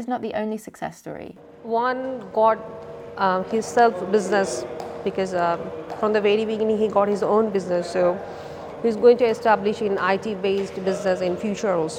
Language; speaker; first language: English; non-native, local second language; Bangla